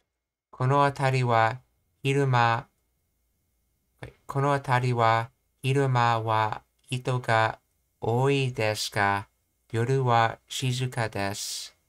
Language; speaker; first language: Japanese; non-native, learner; English